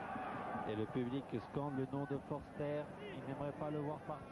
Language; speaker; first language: French; native; French